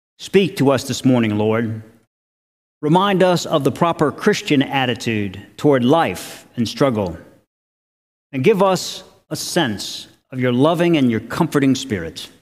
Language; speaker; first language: English; native; English